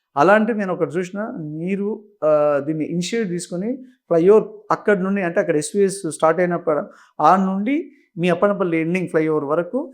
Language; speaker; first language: Telugu; native; Telugu